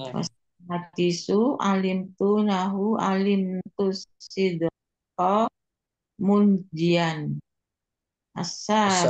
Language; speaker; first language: Arabic; non-native, learner; Indonesian